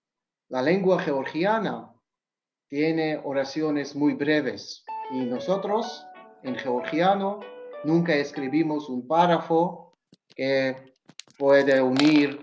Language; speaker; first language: Spanish; non-native, fluent; Georgian